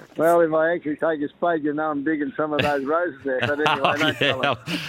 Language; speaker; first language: English; native; English